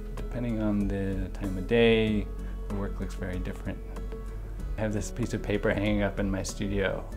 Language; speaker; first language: English; native; English